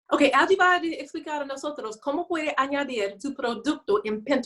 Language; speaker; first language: Spanish; non-native, learner; English